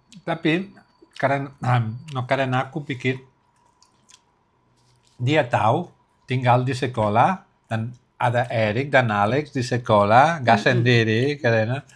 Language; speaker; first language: Indonesian; non-native, learner; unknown